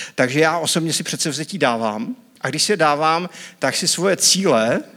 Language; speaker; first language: Czech; native; Czech